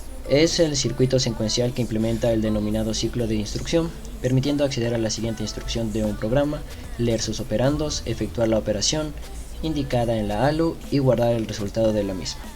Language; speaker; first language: Spanish; native; Spanish